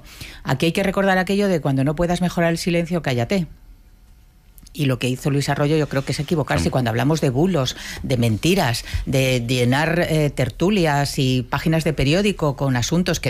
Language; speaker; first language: Spanish; native; Spanish